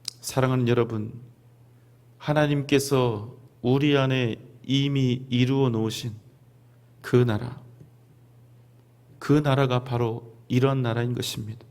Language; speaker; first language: Korean; native; Korean